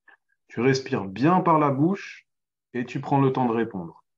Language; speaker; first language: French; native; French